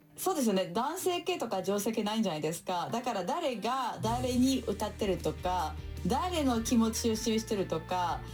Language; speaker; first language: Japanese; non-native, fluent; French